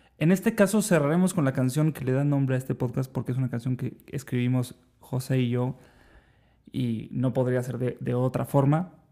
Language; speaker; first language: Spanish; native; Spanish